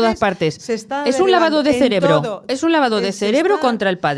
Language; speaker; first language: Spanish; native; Spanish